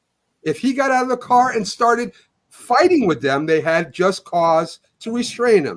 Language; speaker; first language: English; native; English